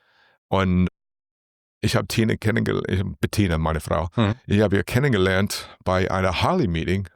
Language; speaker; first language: German; non-native, learner; English